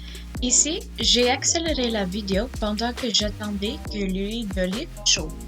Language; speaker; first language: French; non-native, learner; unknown